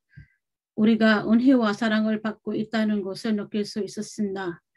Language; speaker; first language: Korean; non-native, learner; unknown